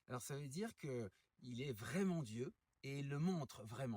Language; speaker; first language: French; native; French